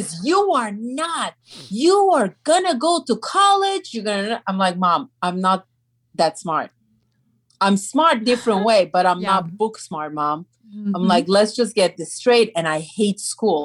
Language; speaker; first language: English; non-native, fluent; Turkish